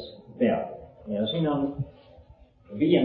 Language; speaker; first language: Finnish; non-native, learner; Estonian